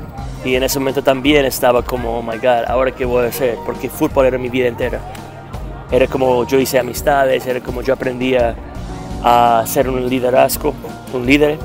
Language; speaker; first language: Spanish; non-native, fluent; English